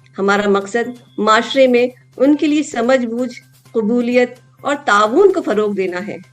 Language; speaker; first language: Urdu; native; Urdu